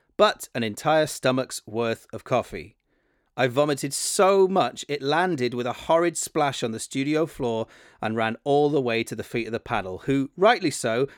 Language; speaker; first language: English; native; English